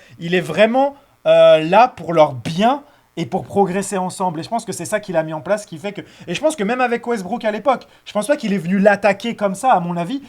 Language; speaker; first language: French; native; French